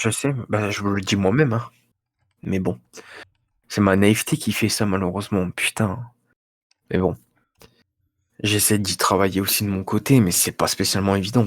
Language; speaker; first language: French; native; French